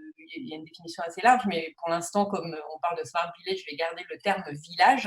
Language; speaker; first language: French; native; French